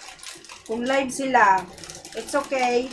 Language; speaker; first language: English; non-native, local second language; Filipino